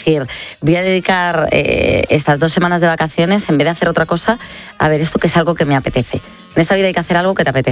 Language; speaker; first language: Spanish; native; Spanish